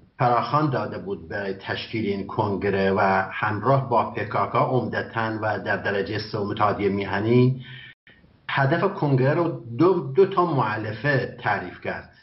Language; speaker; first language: Persian; non-native, local second language; Kurdish